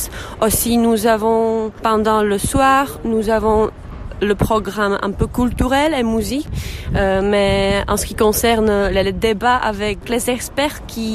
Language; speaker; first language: French; non-native, fluent; Czech